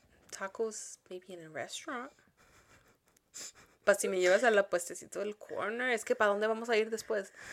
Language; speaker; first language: Spanish; early bilingual, heritage; Spanish